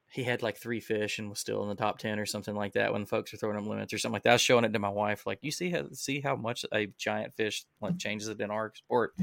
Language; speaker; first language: English; native; English